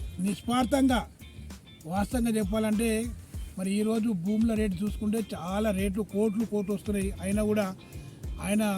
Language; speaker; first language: Telugu; native; Telugu